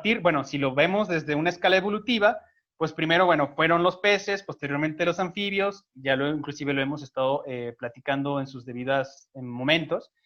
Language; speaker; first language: Spanish; native; Spanish